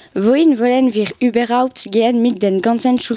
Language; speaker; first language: German; non-native, learner; French